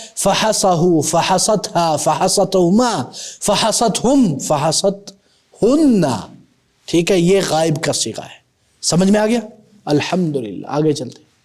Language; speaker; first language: Urdu; native; Urdu